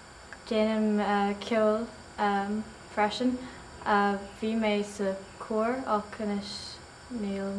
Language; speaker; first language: Irish; non-native, local second language; English